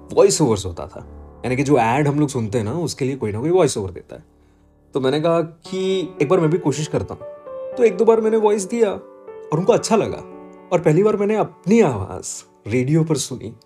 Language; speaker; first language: Hindi; non-native, local second language; Gujarati